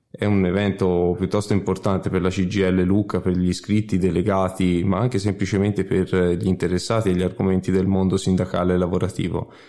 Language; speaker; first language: Italian; native; Italian